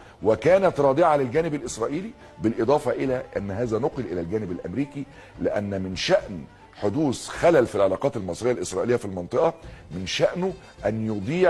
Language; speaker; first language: Arabic; native; Arabic